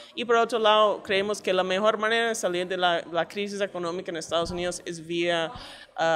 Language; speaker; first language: Spanish; non-native, fluent; English